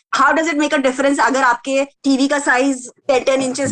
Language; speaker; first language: Hindi; native; Hindi